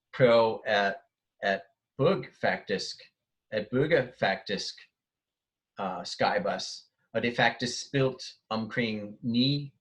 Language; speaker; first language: Danish; non-native, fluent; English